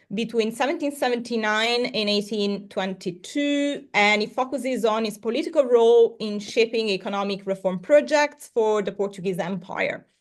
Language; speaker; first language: English; non-native, fluent; Italian